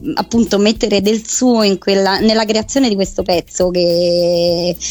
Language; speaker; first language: Italian; native; Italian